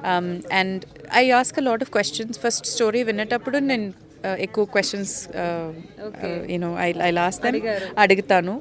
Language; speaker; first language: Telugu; non-native, local second language; Malayalam